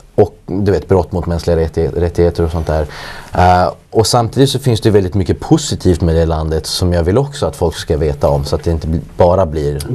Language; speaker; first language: Swedish; early bilingual, other home language; Persian